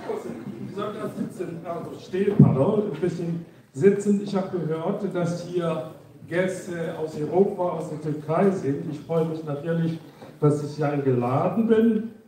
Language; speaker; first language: German; non-native, fluent; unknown